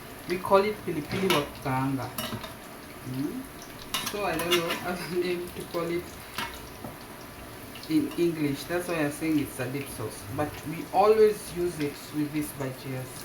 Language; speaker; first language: English; non-native, local second language; Swahili